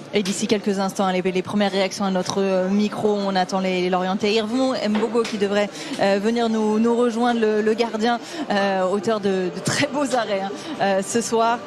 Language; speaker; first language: French; native; French